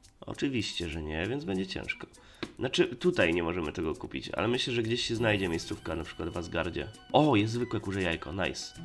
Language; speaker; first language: Polish; native; Polish